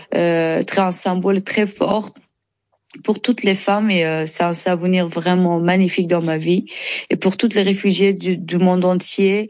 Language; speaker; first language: French; non-native, learner; Persian